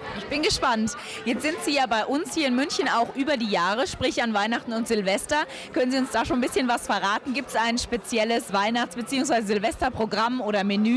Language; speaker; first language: German; native; German